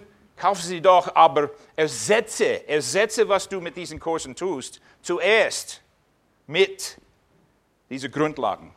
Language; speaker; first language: German; non-native, fluent; English